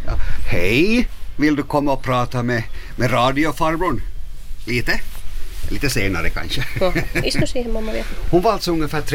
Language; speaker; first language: Swedish; native; Swedish